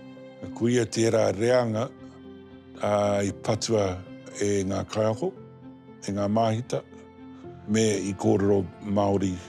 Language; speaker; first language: Māori; non-native, local second language; English